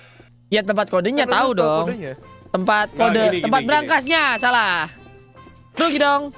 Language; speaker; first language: Indonesian; native; Indonesian